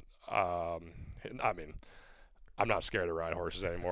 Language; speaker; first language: English; native; English